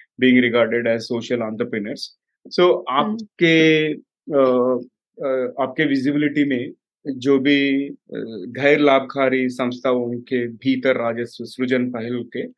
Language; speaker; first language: Hindi; non-native, local second language; Telugu